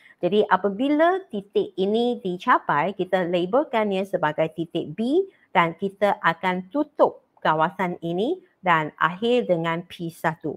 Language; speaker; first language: Malay; non-native, local second language; Chinese